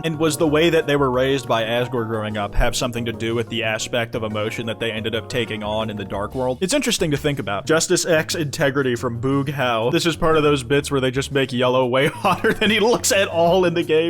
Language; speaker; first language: English; native; English